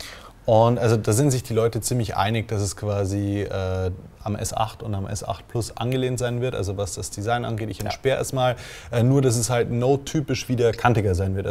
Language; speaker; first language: German; native; German